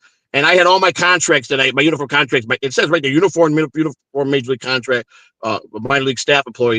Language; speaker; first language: English; native; English